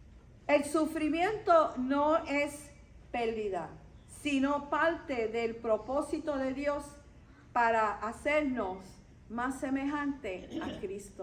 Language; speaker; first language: Spanish; native; Spanish